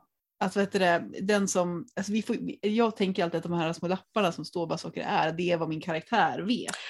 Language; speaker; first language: Swedish; native; Swedish